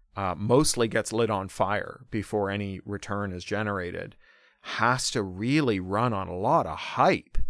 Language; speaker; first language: English; native; English